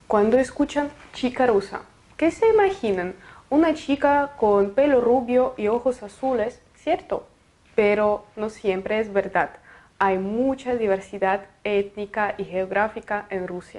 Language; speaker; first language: Spanish; non-native, fluent; Russian